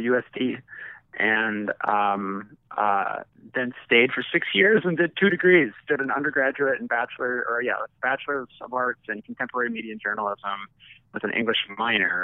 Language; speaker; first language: English; native; English